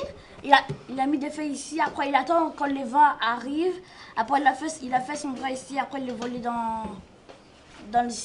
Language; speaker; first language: French; non-native, learner; Arabic